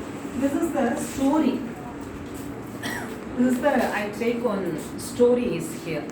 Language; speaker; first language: English; non-native, local second language; Tamil